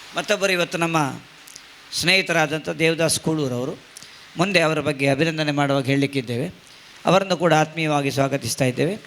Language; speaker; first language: Kannada; non-native, local second language; Tulu